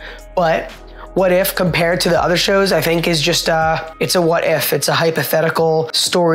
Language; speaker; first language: English; native; English